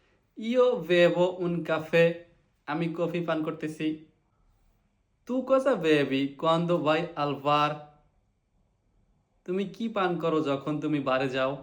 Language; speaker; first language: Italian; non-native, fluent; Bangla